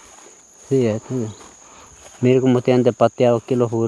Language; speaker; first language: Spanish; native; Spanish